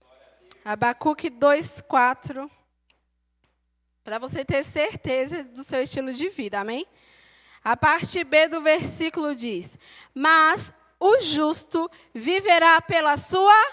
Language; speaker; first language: Portuguese; native; Portuguese